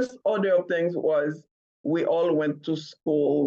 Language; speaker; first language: English; non-native, fluent; Haitian Creole